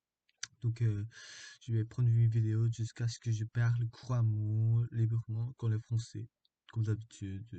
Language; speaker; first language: French; non-native, learner; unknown